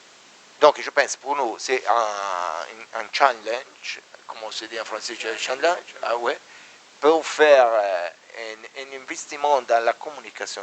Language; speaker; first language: French; non-native, learner; Italian